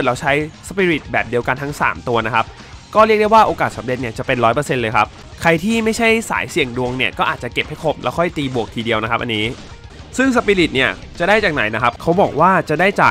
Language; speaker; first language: Thai; native; Thai